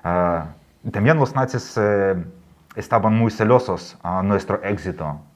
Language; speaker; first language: Spanish; non-native, fluent; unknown